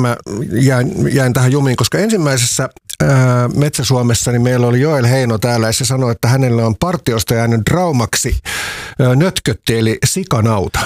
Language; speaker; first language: Finnish; native; Finnish